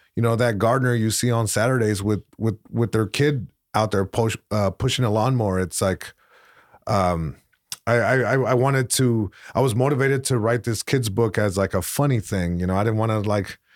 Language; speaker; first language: English; early bilingual, other home language; Spanish